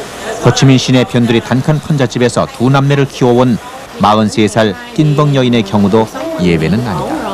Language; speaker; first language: Korean; native; Korean